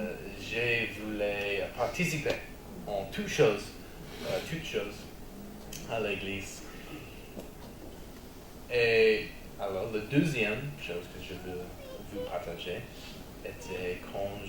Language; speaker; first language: French; non-native, learner; English